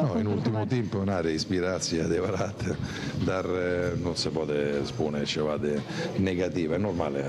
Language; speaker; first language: Romanian; non-native, fluent; Italian